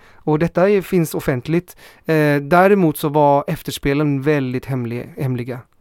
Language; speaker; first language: Swedish; early bilingual, other home language; Spanish